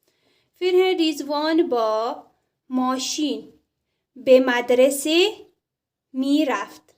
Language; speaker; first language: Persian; non-native, fluent; Urdu